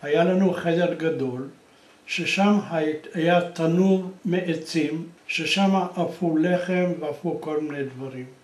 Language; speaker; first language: Hebrew; early bilingual, other home language; Greek